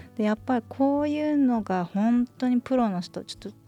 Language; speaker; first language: Japanese; native; Japanese